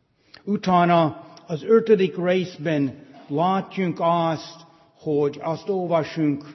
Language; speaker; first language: Hungarian; non-native, fluent; English